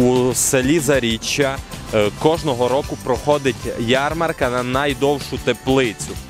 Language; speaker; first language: Ukrainian; native; Ukrainian